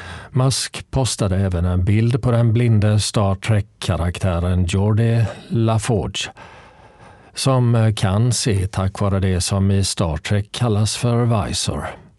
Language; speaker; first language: Swedish; native; Swedish